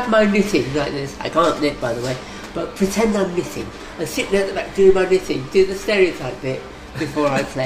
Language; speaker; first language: English; native; English